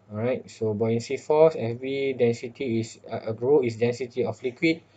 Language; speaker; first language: English; non-native, local second language; Malay